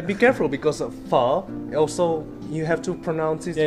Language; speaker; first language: English; non-native, fluent; Vietnamese